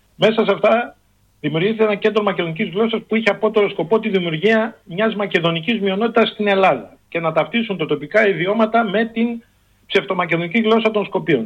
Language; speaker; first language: Greek; native; Greek